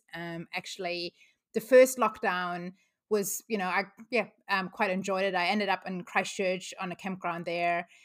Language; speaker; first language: English; non-native, fluent; German